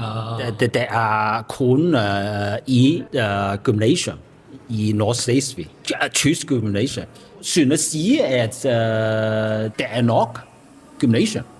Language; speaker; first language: Danish; non-native, learner; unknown